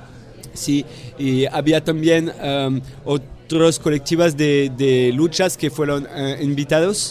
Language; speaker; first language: Spanish; non-native, fluent; French